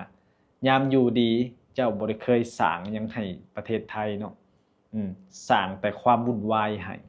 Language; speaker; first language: Thai; non-native, local second language; Lao